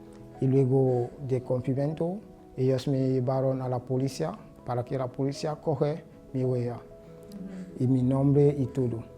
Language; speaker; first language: Spanish; non-native, learner; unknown